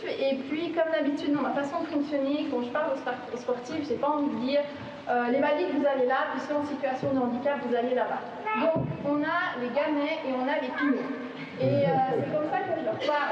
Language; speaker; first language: French; native; French